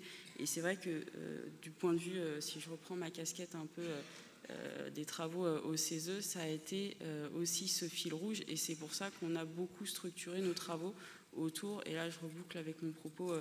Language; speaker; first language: French; native; French